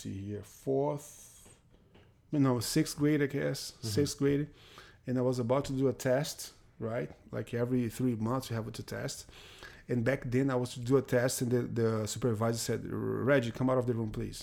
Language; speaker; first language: English; non-native, fluent; Portuguese